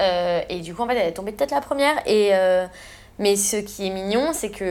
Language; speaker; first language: French; native; French